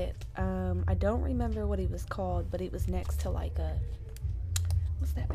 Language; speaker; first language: English; native; English